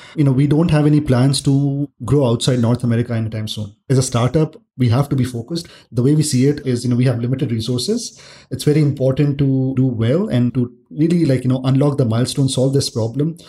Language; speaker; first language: English; non-native, local second language; Hindi